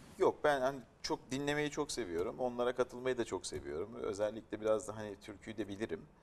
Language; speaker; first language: Turkish; native; Turkish